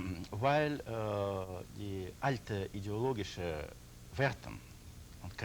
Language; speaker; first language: German; non-native, learner; Russian